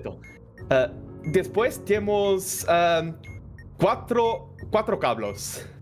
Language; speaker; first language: Spanish; non-native, learner; Portuguese